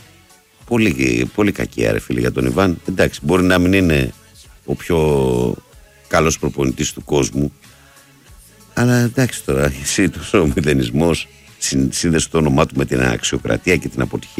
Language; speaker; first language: Greek; native; Greek